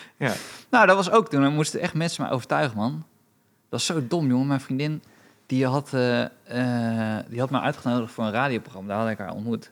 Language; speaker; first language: Dutch; early bilingual, other home language; Romanian